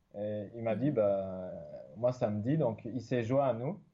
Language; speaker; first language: French; native; French